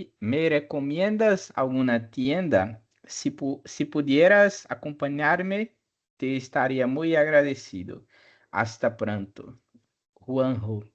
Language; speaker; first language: Spanish; non-native, fluent; Portuguese